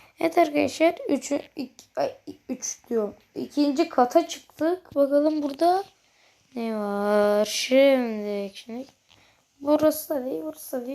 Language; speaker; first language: Turkish; native; Turkish